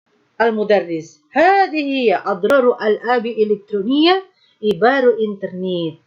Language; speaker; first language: Arabic; non-native, fluent; Indonesian